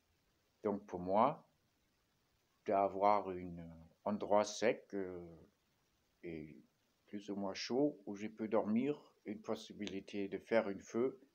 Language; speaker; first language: French; non-native, fluent; German